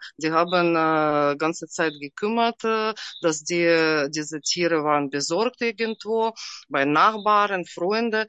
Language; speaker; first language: German; non-native, learner; Russian